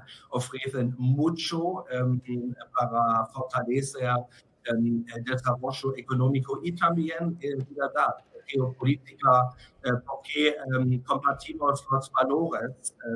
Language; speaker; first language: Spanish; non-native, fluent; German